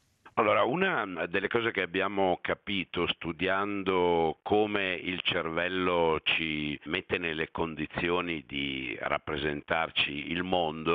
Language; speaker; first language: Italian; native; Italian